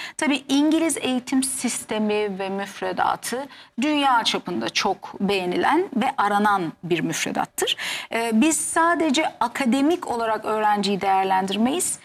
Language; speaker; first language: Turkish; native; Turkish